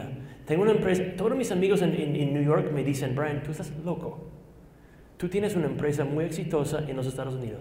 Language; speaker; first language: Spanish; non-native, fluent; English